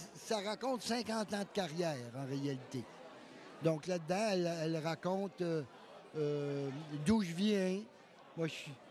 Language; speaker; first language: French; native; French